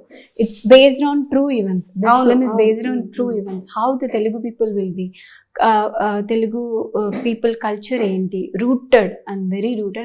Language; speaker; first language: Telugu; non-native, learner; Tamil